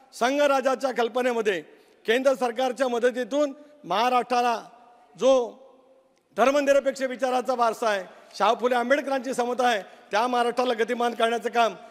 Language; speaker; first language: Marathi; native; Marathi